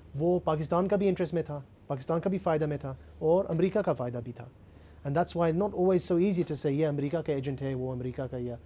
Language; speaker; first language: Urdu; early bilingual, heritage; Urdu